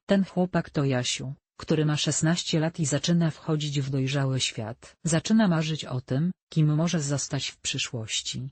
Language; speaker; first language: Polish; native; Polish